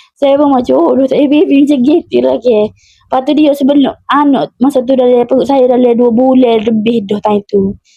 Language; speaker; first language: Malay; native; Malay